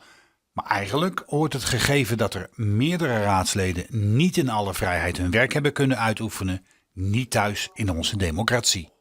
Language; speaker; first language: Dutch; native; Dutch